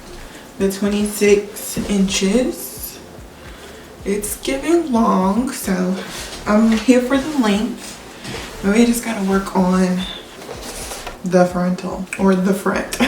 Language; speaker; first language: English; native; English